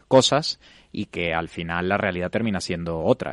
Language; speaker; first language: Spanish; native; Spanish